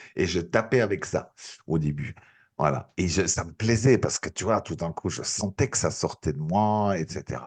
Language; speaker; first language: French; native; French